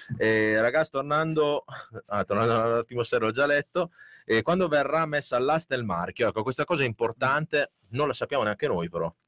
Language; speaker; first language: Italian; native; Italian